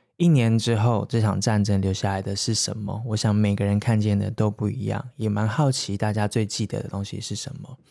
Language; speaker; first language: Chinese; native; Chinese